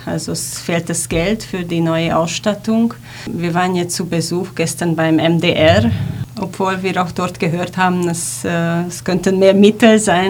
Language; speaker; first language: German; non-native, fluent; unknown